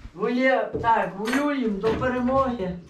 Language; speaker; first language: Polish; non-native, learner; Ukrainian